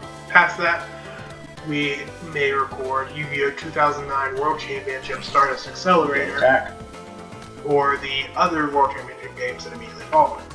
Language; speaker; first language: English; native; English